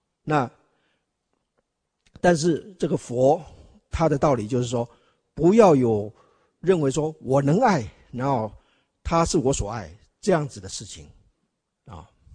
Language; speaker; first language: Chinese; native; Chinese